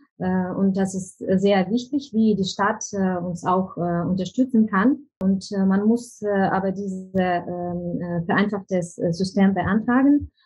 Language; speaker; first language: German; non-native, fluent; Ukrainian